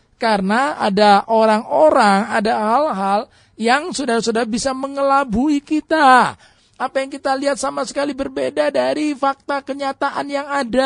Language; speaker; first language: Indonesian; native; Indonesian